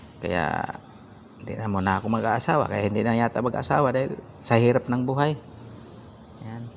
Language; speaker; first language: Filipino; native; Filipino